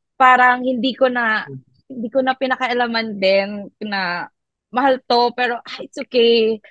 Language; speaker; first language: Filipino; non-native, local second language; Iloko